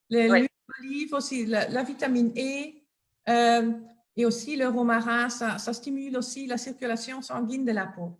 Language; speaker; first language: French; non-native, local second language; Dutch